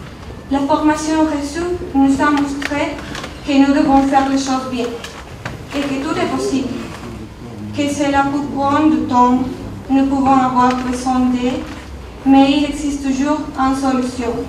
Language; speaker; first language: French; non-native, learner; Spanish